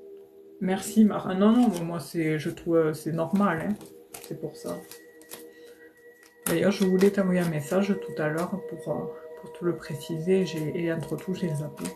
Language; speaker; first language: French; native; French